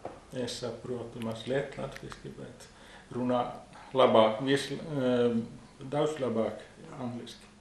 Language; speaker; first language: Latvian; non-native, learner; Finnish